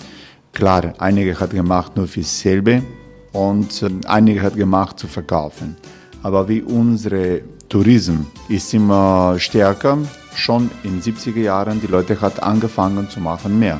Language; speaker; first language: German; non-native, learner; Croatian